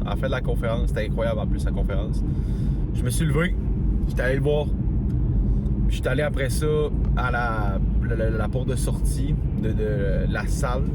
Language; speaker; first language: French; native; French